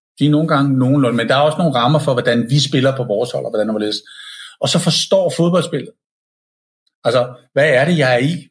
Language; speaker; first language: Danish; native; Danish